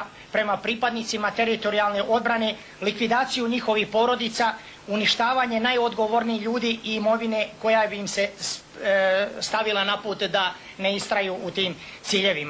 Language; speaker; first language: Bosnian; native; Bosnian